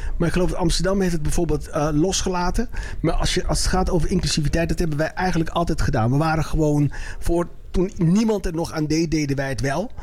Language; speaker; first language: Dutch; early bilingual, other home language; Papiamento